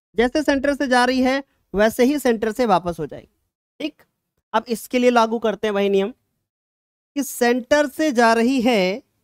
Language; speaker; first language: Hindi; native; Hindi